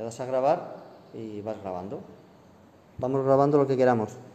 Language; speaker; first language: Spanish; native; Spanish